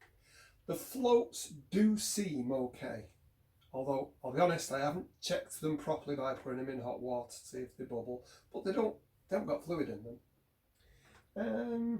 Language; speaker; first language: English; native; English